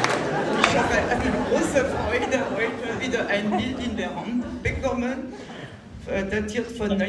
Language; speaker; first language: German; non-native, fluent; French